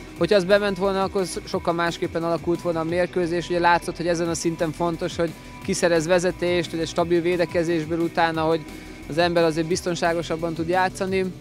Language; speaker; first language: Hungarian; native; Hungarian